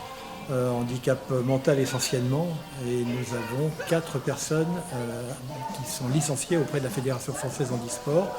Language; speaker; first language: French; native; French